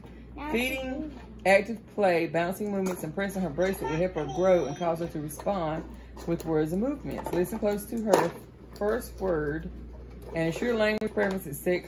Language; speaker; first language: English; native; English